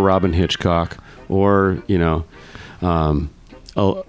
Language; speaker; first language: English; native; English